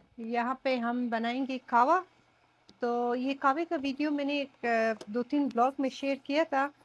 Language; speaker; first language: Urdu; non-native, fluent; Persian